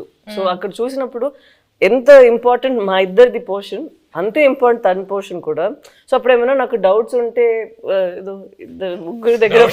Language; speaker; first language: Telugu; non-native, local second language; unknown